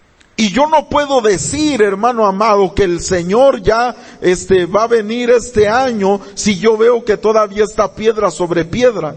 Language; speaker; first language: Spanish; native; Spanish